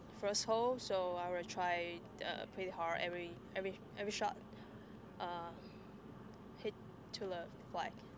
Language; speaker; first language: English; non-native, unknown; Chinese